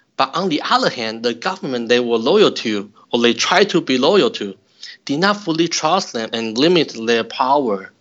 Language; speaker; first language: English; non-native, fluent; Chinese